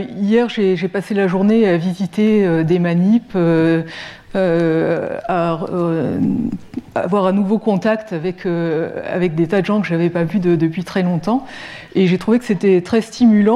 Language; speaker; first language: French; native; French